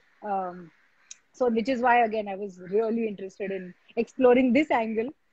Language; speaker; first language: English; non-native, local second language; Marathi